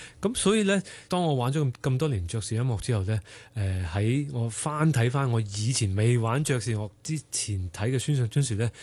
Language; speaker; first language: Cantonese; native; Cantonese